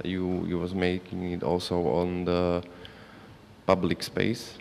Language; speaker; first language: English; non-native, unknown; Slovak